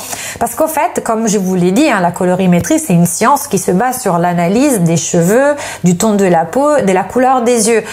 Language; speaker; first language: French; non-native, fluent; Italian